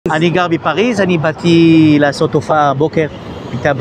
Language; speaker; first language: Hebrew; non-native, fluent; French